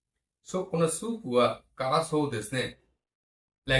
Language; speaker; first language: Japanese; non-native, fluent; Bangla